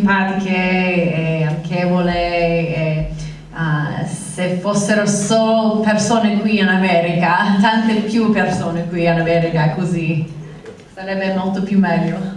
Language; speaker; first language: Italian; non-native, fluent; English